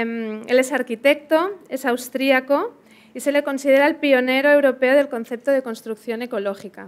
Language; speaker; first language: Spanish; native; Spanish